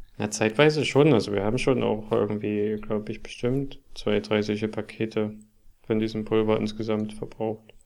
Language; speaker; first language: German; native; German